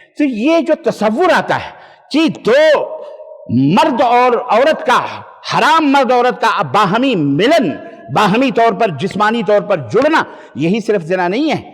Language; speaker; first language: Urdu; native; Urdu